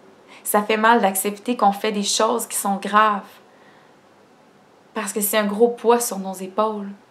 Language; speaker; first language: French; native; French